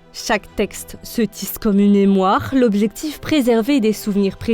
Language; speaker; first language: French; native; French